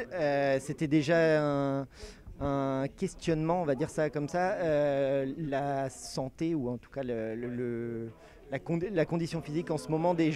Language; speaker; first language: French; native; French